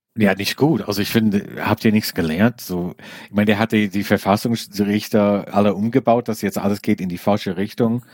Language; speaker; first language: German; non-native, fluent; English